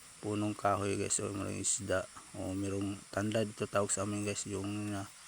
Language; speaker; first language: Filipino; non-native, local second language; Cebuano